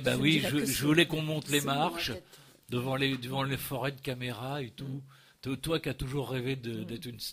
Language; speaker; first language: French; native; French